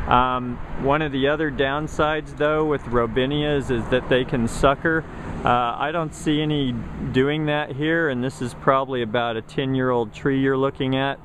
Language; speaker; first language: English; native; English